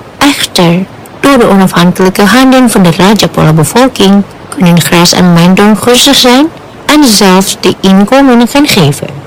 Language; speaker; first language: Dutch; non-native, fluent; Indonesian